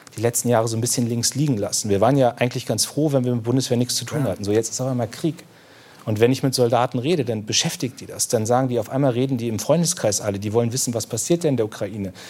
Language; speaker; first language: German; native; German